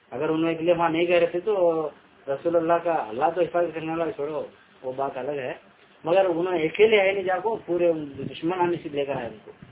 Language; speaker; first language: Urdu; native; Urdu